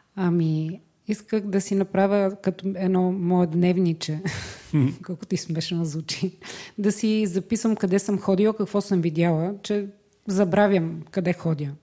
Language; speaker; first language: Bulgarian; native; Bulgarian